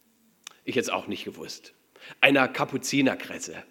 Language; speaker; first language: German; native; German